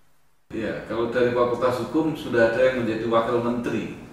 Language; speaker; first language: Indonesian; native; Indonesian